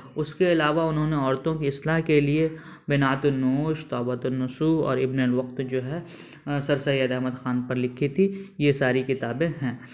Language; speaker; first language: Urdu; native; Urdu